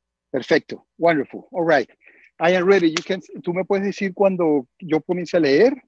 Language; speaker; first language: Spanish; native; Spanish